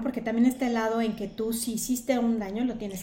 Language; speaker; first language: Spanish; native; Spanish